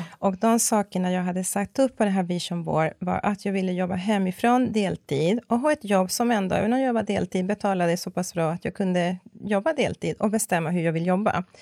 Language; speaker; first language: Swedish; early bilingual, other home language; Spanish